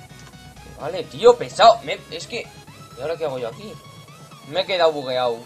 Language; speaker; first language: Spanish; native; Spanish